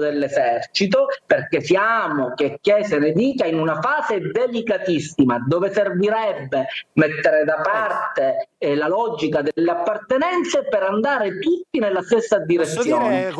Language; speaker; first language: Italian; native; Italian